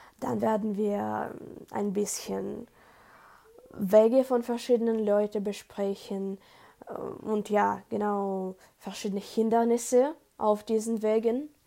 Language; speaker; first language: German; non-native, learner; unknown